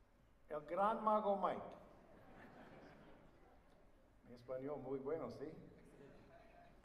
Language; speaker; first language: Spanish; non-native, learner; English